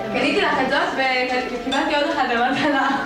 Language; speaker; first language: Hebrew; native; Hebrew